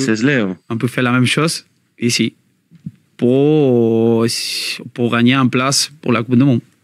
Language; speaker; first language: French; non-native, learner; Spanish